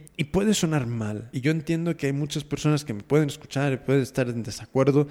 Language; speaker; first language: Spanish; native; Spanish